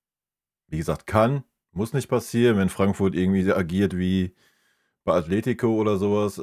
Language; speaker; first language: German; native; German